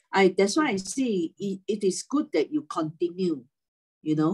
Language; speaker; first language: English; non-native, local second language; Cantonese